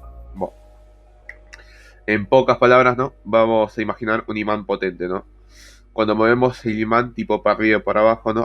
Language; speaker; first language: Spanish; native; Spanish